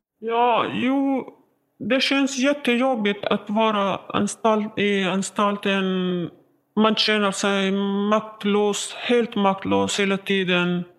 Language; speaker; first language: Swedish; non-native, learner; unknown